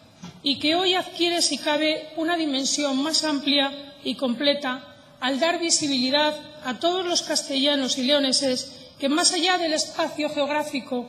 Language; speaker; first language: Spanish; native; Spanish